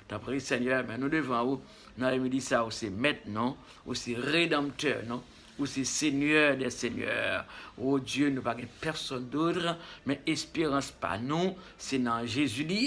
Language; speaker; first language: French; non-native, local second language; Haitian Creole